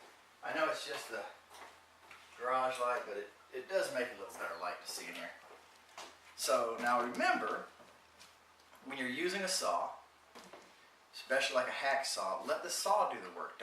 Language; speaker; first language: English; native; English